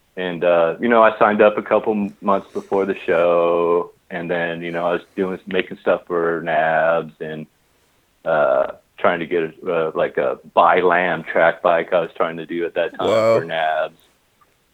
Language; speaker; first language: English; native; English